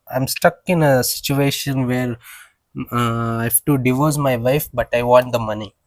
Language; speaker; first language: English; non-native, local second language; Kannada